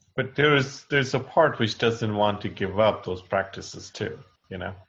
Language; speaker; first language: English; non-native, local second language; Hindi